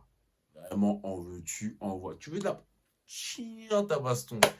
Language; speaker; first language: French; native; French